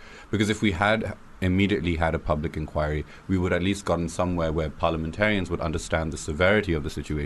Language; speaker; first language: English; non-native, local second language; Urdu